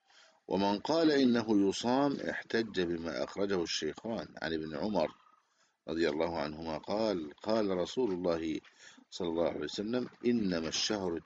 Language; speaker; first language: Arabic; native; Arabic